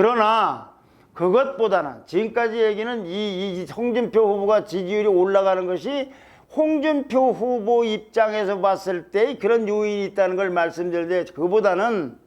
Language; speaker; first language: Korean; native; Korean